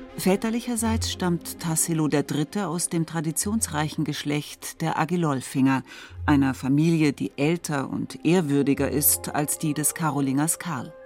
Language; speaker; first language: German; native; German